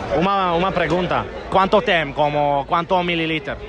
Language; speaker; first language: Portuguese; non-native, learner; Hebrew